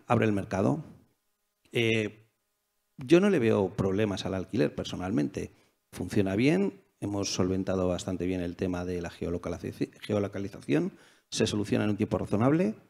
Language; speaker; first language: Spanish; native; Spanish